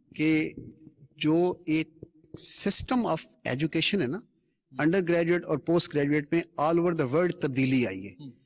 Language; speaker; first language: Urdu; non-native, local second language; Punjabi